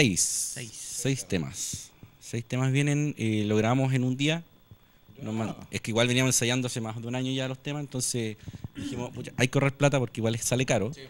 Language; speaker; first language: Spanish; native; Spanish